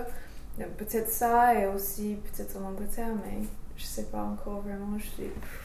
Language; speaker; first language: French; non-native, learner; English